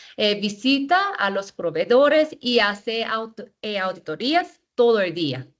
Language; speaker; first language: Spanish; non-native, fluent; Korean